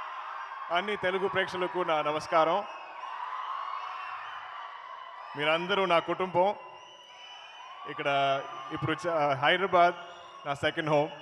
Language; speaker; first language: Telugu; non-native, learner; Malayalam